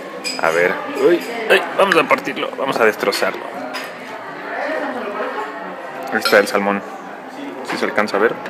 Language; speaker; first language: Spanish; native; Spanish